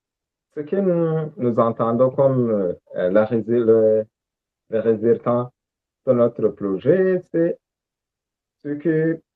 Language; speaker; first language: French; non-native, local second language; Rundi